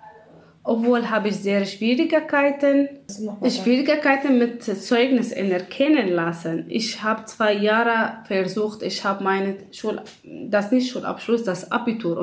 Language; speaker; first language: German; non-native, learner; Kurdish